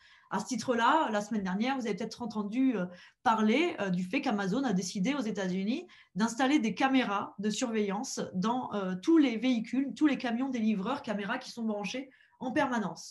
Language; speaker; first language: French; native; French